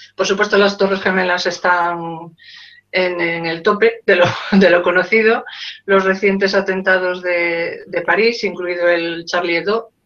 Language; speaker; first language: Spanish; native; Spanish